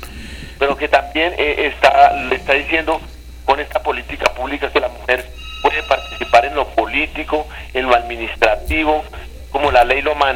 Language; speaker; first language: Spanish; native; Spanish